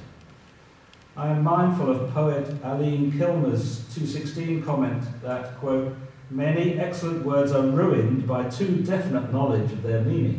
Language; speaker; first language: English; native; English